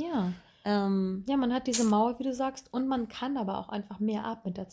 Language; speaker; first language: German; native; German